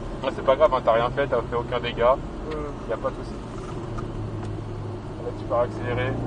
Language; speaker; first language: French; native; French